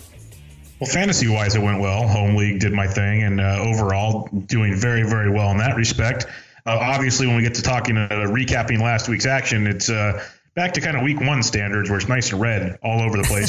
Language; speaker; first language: English; native; English